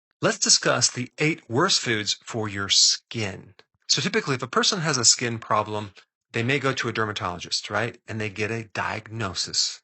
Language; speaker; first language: English; native; English